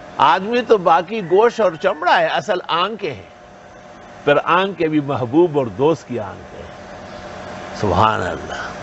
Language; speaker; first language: Urdu; non-native, local second language; Pashto